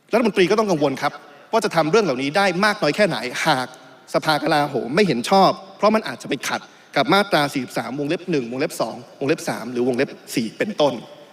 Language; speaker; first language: Thai; native; Thai